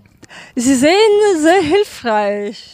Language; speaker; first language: German; non-native, learner; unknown